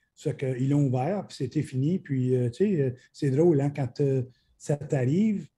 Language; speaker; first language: French; native; French